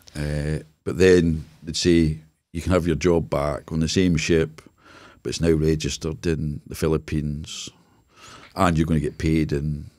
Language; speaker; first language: English; native; English